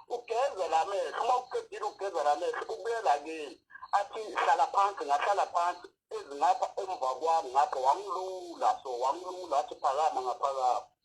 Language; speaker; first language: Zulu; non-native, local second language; Xhosa